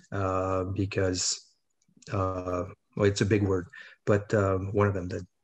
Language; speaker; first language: English; non-native, fluent; French